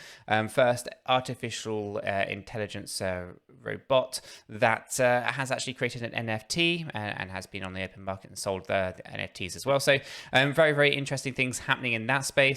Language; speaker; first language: English; native; English